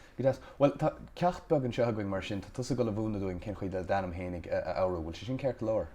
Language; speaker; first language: Irish; native; Irish